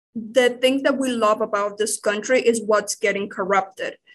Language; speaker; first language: English; non-native, fluent; Spanish